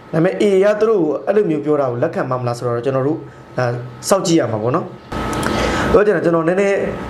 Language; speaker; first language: Burmese; native; Burmese